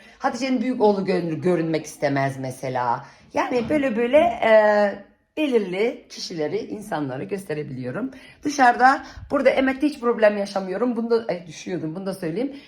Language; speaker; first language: Turkish; early bilingual, heritage; Turkish